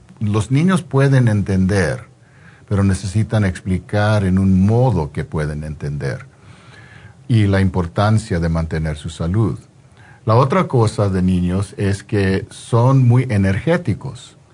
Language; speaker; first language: Spanish; non-native, fluent; English